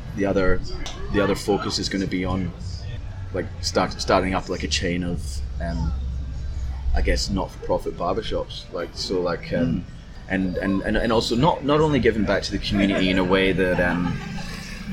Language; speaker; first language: English; native; English